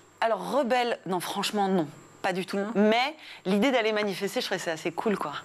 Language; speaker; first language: French; early bilingual, other home language; English